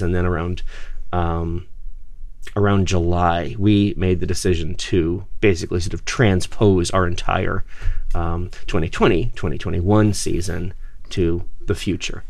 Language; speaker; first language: English; native; English